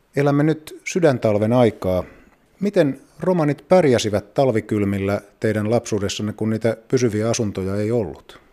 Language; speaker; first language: Finnish; native; Finnish